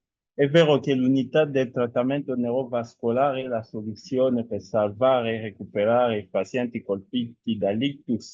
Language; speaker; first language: Italian; non-native, fluent; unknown